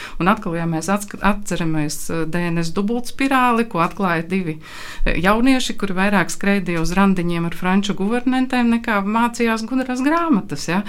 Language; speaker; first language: Latvian; native; Latvian